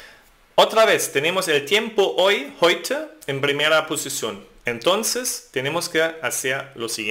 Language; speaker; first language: Spanish; non-native, fluent; German